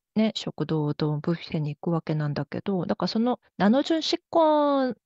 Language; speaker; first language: Japanese; early bilingual, other home language; Korean